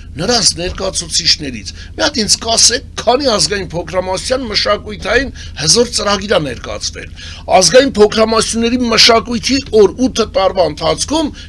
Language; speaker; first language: Armenian; non-native, local second language; Kurdish